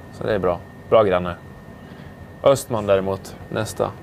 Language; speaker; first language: Swedish; native; Swedish